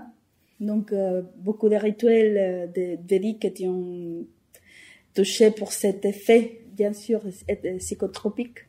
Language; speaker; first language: French; non-native, fluent; Spanish